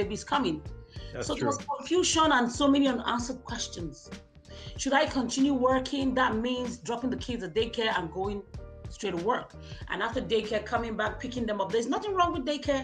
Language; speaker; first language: English; non-native, local second language; Igbo